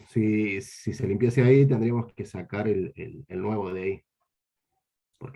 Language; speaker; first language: Spanish; native; Spanish